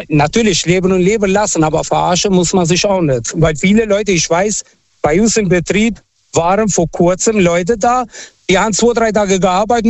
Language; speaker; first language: German; non-native, fluent; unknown